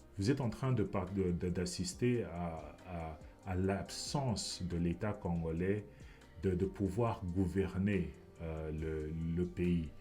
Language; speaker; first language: French; non-native, local second language; Lingala